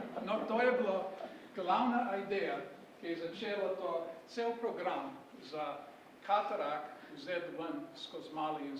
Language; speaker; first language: Slovenian; early bilingual, heritage; Slovenian